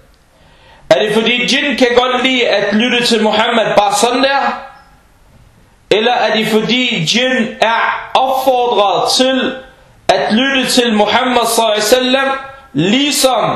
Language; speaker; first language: Danish; non-native, fluent; Arabic